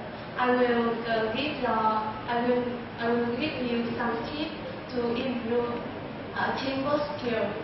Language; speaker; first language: English; non-native, learner; Vietnamese